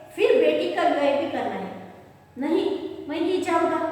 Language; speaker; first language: Hindi; non-native, local second language; Kannada